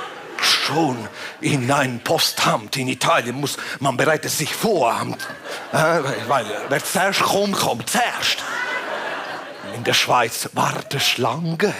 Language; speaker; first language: German; non-native, fluent; Italian